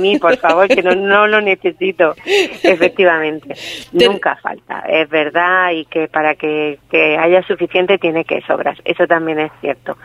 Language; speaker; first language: Spanish; native; Spanish